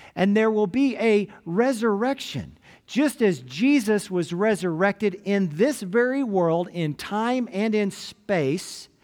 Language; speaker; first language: English; native; English